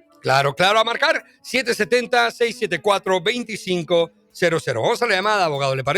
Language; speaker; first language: Spanish; native; Spanish